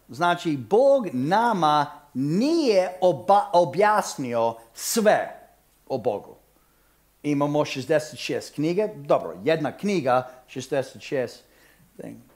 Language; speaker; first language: Croatian; early bilingual, heritage; Croatian